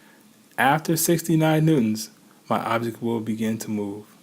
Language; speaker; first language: English; native; English